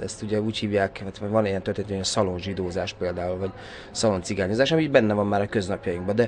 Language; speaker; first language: Hungarian; native; Hungarian